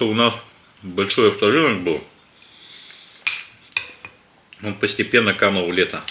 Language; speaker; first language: Russian; native; Russian